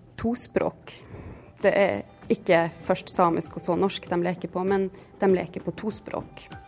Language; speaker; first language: Norwegian; native; Norwegian